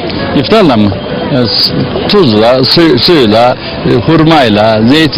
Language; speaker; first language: Turkish; native; Turkish